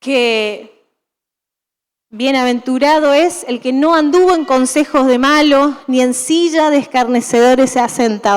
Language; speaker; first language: Spanish; native; Spanish